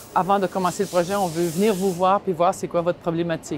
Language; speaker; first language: French; native; French